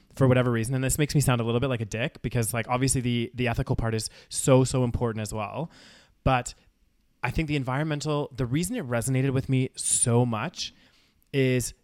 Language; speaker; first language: English; native; English